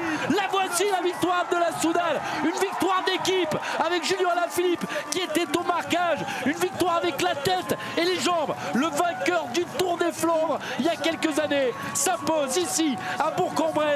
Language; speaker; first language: French; native; French